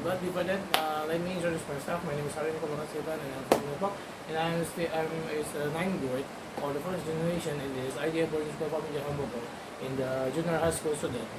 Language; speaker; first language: English; non-native, learner; Indonesian